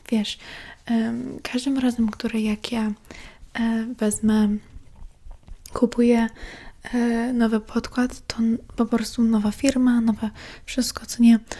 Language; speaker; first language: Polish; early bilingual, heritage; Polish